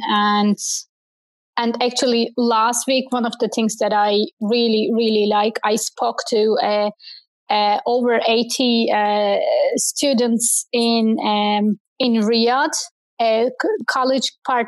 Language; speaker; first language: English; non-native, fluent; Turkish